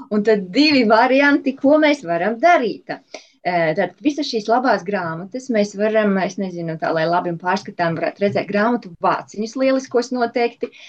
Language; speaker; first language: Latvian; native; Latvian